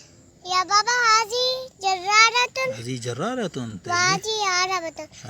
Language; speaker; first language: Arabic; non-native, learner; Urdu